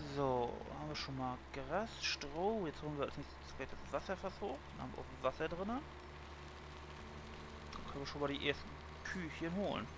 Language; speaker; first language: German; native; German